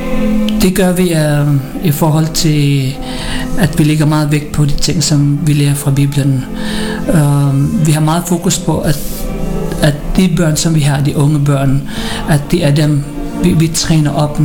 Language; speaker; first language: Danish; non-native, learner; Filipino